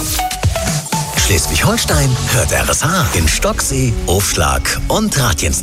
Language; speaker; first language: German; native; German